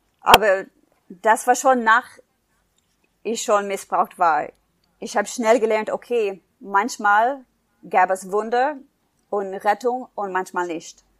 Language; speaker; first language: German; non-native, fluent; English